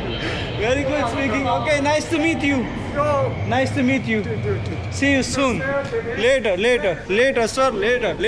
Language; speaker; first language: English; non-native, local second language; Hindi